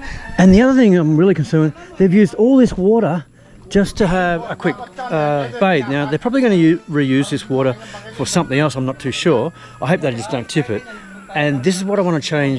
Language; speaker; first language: English; native; English